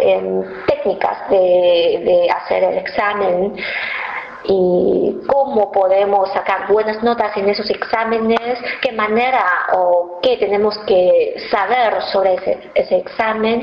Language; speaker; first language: Spanish; non-native, fluent; Chinese